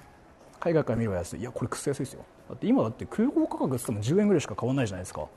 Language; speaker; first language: Japanese; native; Japanese